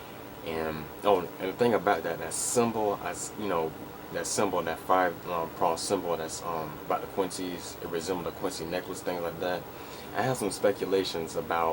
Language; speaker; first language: English; native; English